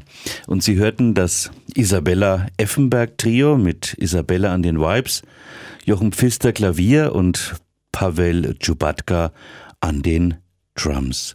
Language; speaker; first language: German; native; German